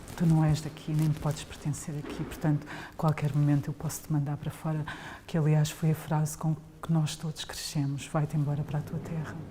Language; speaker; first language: Portuguese; native; Portuguese